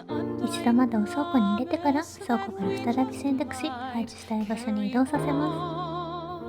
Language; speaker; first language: Japanese; native; Japanese